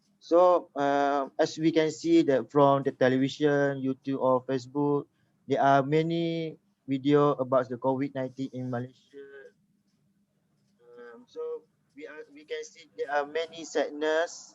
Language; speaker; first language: English; non-native, local second language; Malay